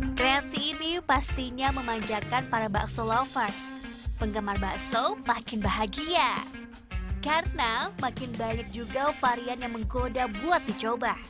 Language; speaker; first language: Indonesian; native; Indonesian